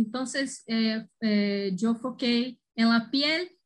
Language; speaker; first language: Spanish; non-native, learner; Portuguese